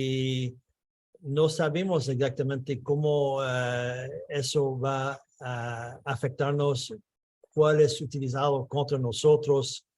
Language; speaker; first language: Spanish; non-native, fluent; English